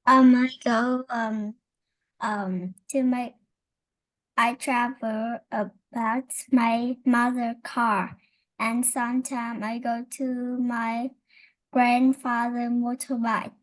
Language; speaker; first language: English; non-native, learner; Vietnamese